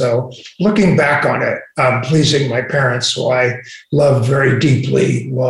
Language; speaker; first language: English; native; English